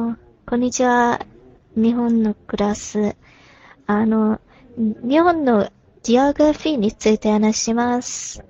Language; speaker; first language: Japanese; non-native, learner; English